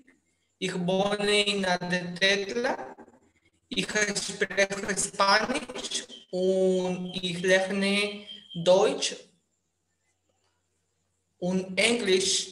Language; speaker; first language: German; non-native, learner; Spanish